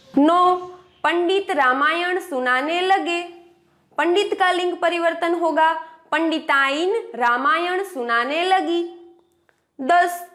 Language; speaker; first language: Hindi; non-native, local second language; Gujarati